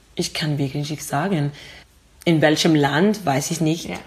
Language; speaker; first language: German; non-native, learner; English